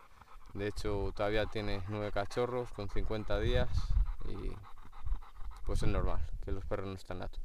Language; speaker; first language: Spanish; native; Spanish